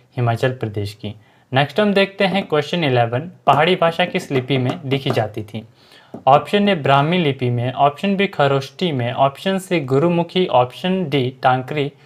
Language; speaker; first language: Hindi; native; Hindi